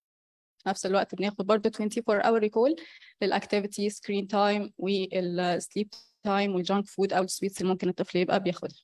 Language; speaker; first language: Arabic; native; Arabic